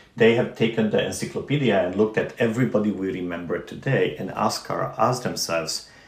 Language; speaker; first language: English; non-native, fluent; Romanian